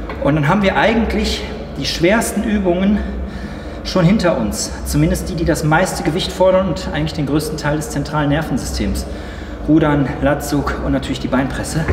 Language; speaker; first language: German; native; German